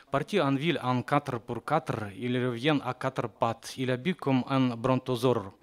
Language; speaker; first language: French; non-native, fluent; Russian